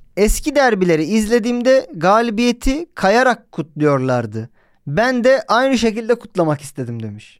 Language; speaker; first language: Turkish; native; Turkish